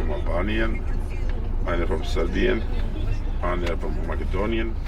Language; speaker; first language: German; non-native, learner; Albanian